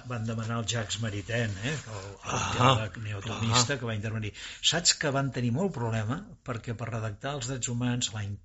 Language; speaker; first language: Catalan; native; Catalan